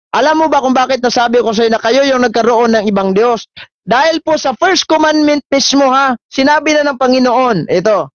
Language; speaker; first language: Filipino; non-native, local second language; Cebuano